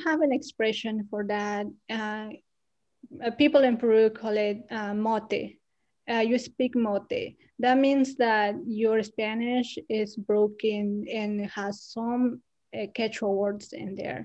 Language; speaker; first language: English; non-native, fluent; Quechua